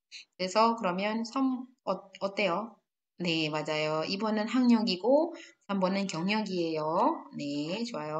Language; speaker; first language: Korean; non-native, fluent; Indonesian